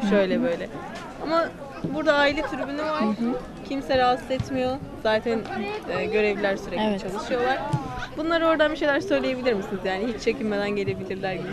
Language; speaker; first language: Turkish; native; Turkish